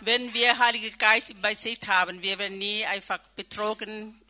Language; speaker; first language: German; non-native, learner; Thai